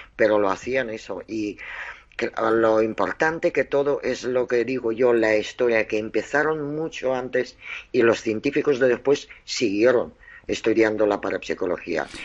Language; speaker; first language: Spanish; non-native, fluent; Russian